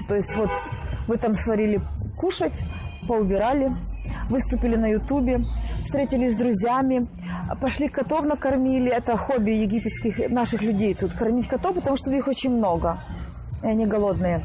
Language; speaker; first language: Russian; native; Russian